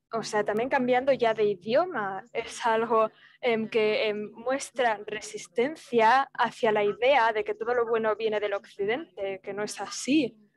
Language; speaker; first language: Spanish; non-native, fluent; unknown